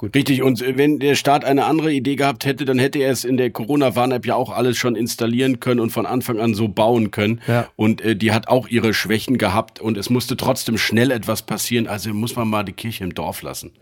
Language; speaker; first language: German; native; German